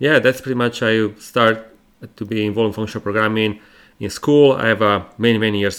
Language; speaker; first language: English; non-native, fluent; Italian